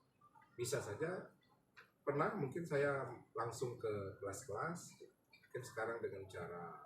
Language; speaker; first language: Indonesian; native; Indonesian